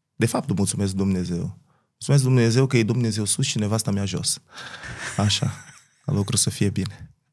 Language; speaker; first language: Romanian; non-native, fluent; Portuguese